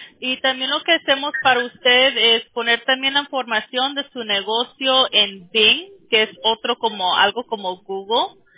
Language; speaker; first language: Spanish; early bilingual, heritage; Spanish